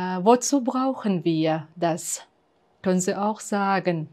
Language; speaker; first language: German; non-native, fluent; Uzbek